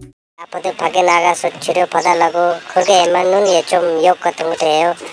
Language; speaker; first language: Korean; non-native, learner; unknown